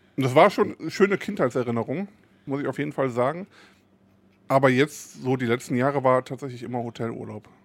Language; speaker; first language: German; native; German